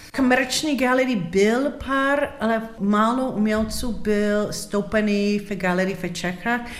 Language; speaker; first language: Czech; non-native, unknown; English